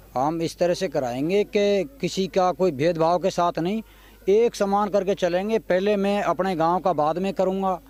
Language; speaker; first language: Hindi; native; Hindi